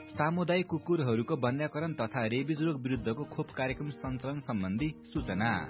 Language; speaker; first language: Nepali; native; Nepali